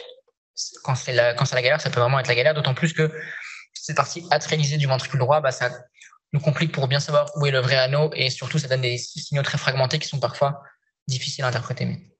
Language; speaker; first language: French; native; French